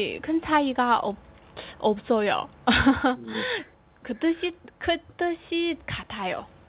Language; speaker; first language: Korean; non-native, fluent; Chinese